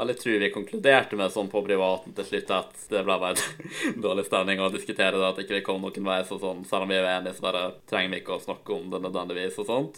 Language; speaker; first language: Norwegian; native; Norwegian